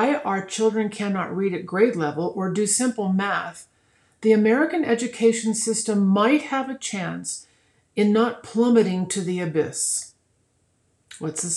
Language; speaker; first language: English; native; English